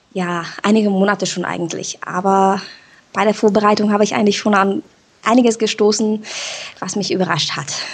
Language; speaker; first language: German; non-native, fluent; Czech